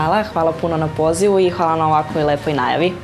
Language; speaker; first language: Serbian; early bilingual, heritage; Serbian